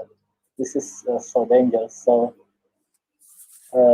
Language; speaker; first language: English; non-native, learner; Indonesian